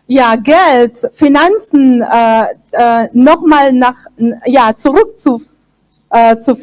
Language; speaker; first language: German; non-native, fluent; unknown